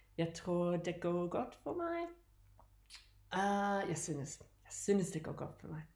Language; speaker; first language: Danish; non-native, learner; English